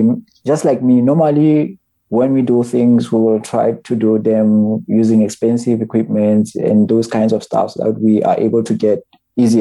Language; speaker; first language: English; non-native, local second language; Southern Sotho